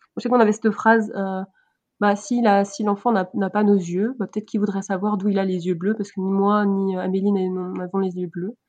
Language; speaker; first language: French; native; French